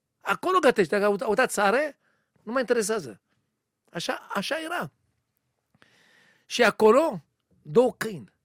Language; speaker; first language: Romanian; non-native, learner; Hebrew